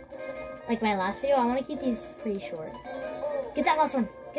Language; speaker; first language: English; native; English